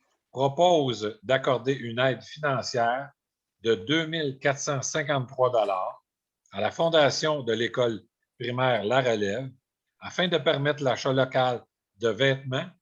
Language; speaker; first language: French; native; French